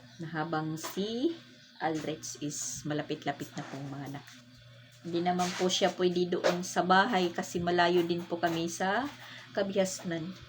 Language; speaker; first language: Filipino; non-native, local second language; Waray